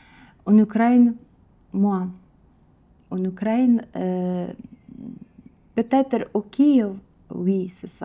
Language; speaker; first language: French; non-native, learner; Ukrainian